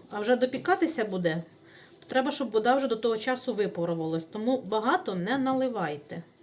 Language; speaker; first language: Ukrainian; native; Ukrainian